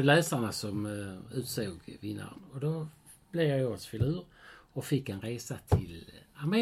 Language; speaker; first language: Swedish; native; Swedish